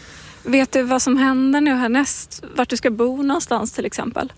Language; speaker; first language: Swedish; native; Swedish